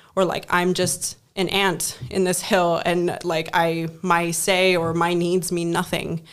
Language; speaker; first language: English; non-native, fluent; German